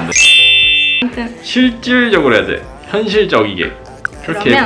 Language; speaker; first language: Korean; native; Korean